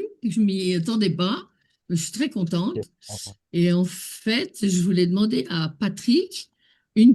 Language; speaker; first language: French; native; French